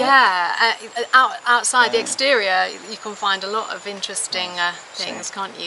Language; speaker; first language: English; early bilingual, other home language; German